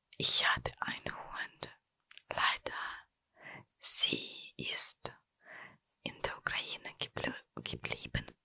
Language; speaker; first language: German; non-native, fluent; Russian